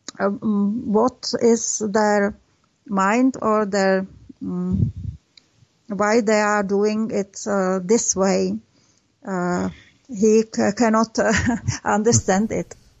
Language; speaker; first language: English; non-native, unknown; Czech